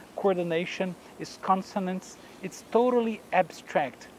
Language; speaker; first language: English; non-native, fluent; Portuguese